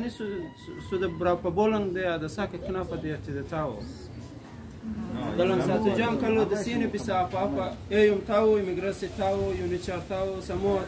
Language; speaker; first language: Indonesian; non-native, learner; Persian